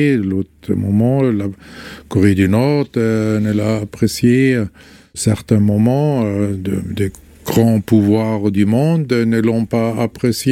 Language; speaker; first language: French; non-native, fluent; German